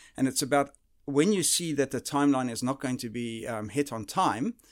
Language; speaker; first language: English; early bilingual, other home language; Dutch